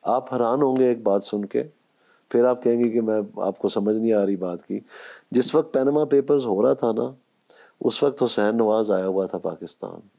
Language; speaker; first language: Urdu; non-native, local second language; Punjabi